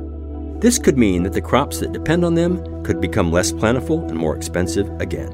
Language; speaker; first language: English; native; English